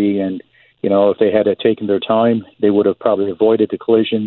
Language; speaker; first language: English; native; English